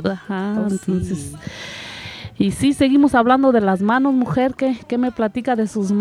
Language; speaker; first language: Spanish; native; Spanish